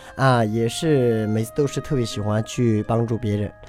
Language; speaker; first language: Chinese; non-native, local second language; Tibetan